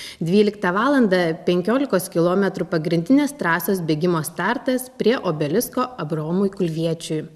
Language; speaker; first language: Lithuanian; native; Lithuanian